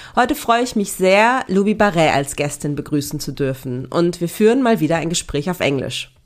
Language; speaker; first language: German; native; German